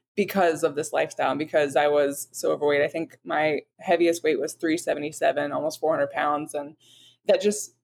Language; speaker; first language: English; native; English